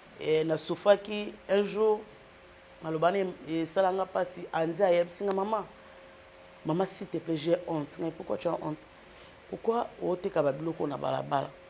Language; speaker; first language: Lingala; native; Lingala